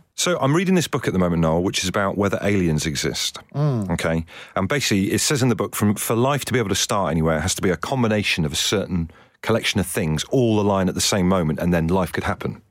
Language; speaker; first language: English; native; English